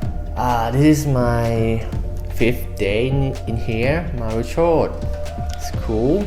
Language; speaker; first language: English; non-native, learner; Thai